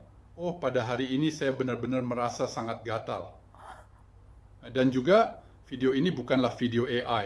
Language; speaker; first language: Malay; non-native, learner; French